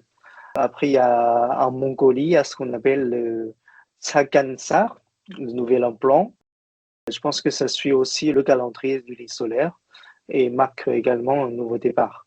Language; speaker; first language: French; non-native, fluent; Chinese